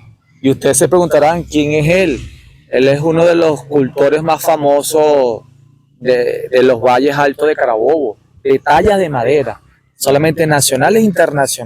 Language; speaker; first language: Spanish; native; Spanish